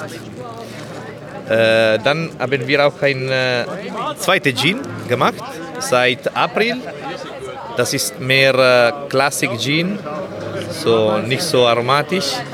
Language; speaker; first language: German; non-native, learner; Italian